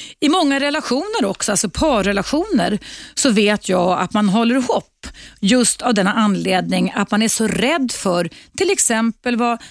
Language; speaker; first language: Swedish; native; Swedish